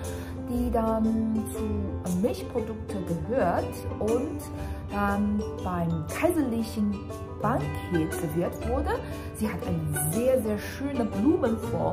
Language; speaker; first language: German; non-native, fluent; Chinese